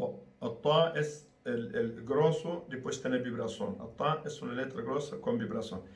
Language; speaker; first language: Spanish; non-native, learner; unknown